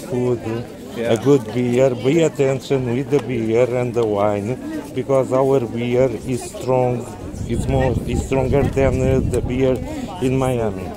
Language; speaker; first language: English; non-native, learner; Portuguese